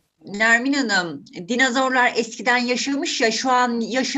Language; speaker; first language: Turkish; native; Turkish